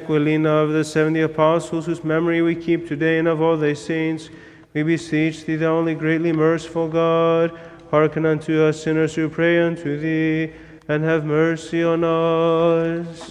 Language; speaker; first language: English; native; English